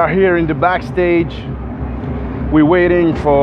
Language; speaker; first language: English; non-native, learner; French